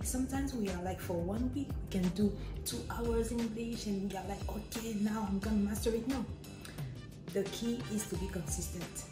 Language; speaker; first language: English; non-native, fluent; French